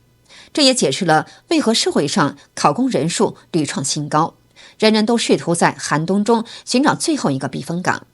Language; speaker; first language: Chinese; native; Chinese